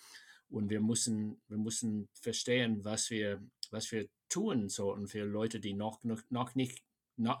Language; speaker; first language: German; non-native, fluent; English